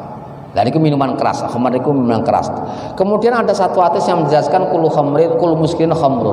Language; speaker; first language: Indonesian; native; Indonesian